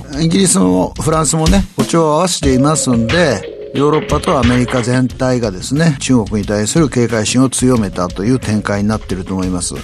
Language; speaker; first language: Japanese; native; Japanese